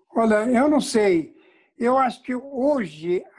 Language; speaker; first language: Portuguese; native; Portuguese